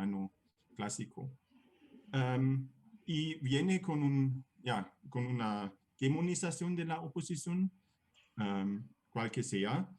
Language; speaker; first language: Spanish; non-native, fluent; German